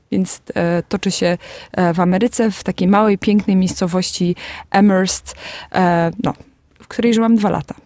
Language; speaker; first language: Polish; early bilingual, heritage; Polish